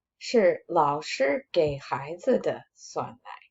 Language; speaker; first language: Chinese; non-native, fluent; English